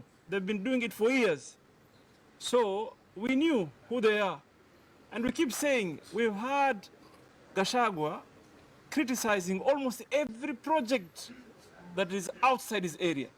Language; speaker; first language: English; non-native, local second language; Swahili